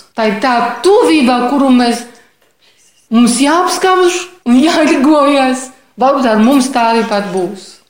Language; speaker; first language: Latvian; non-native, fluent; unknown